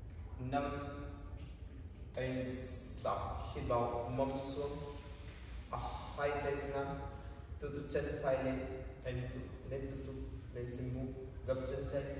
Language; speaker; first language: Vietnamese; non-native, learner; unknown